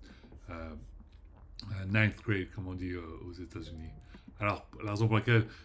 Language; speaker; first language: French; early bilingual, heritage; French